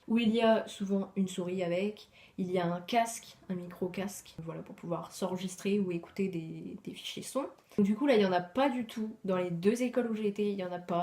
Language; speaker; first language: French; native; French